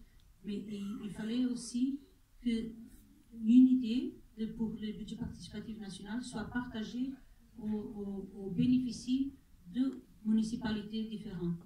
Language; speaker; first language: French; non-native, fluent; Portuguese